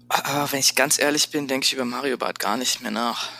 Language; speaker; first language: German; native; German